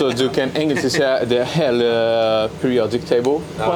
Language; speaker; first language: Norwegian; non-native, learner; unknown